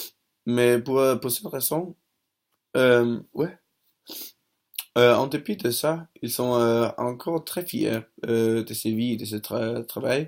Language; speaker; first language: French; non-native, learner; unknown